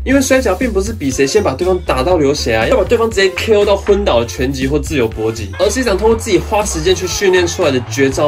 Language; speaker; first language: Chinese; native; Chinese